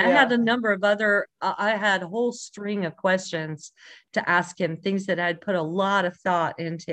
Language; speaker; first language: English; native; English